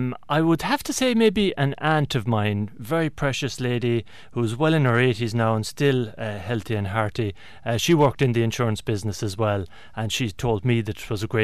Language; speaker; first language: English; native; English